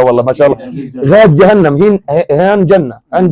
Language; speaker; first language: Arabic; native; Arabic